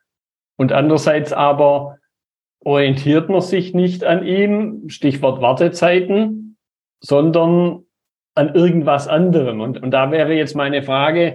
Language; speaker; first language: German; native; German